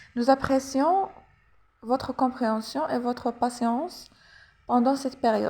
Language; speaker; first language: French; non-native, local second language; Arabic